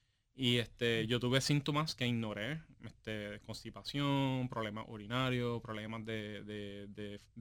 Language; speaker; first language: Spanish; native; Spanish